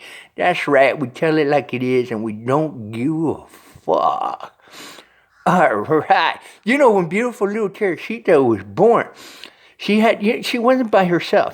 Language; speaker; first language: English; native; English